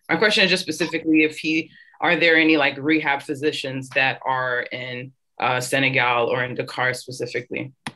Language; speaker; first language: English; early bilingual, other home language; French